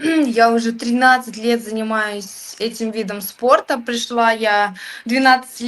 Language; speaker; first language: Russian; native; Russian